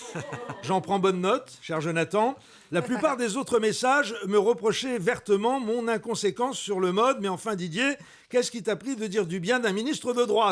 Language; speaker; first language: French; native; French